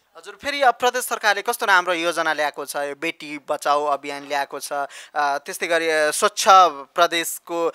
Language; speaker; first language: Nepali; native; Nepali